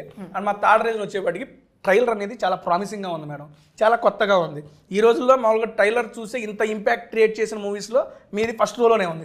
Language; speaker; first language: Telugu; native; Telugu